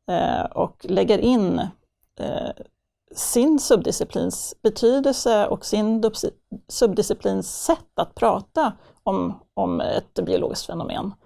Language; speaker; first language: Swedish; native; Swedish